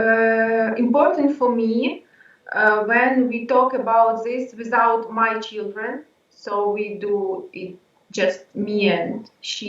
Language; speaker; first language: English; non-native, learner; Ukrainian